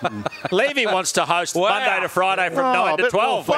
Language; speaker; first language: English; native; English